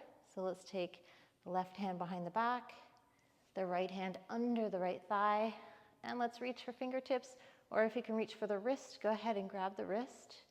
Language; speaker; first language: English; native; English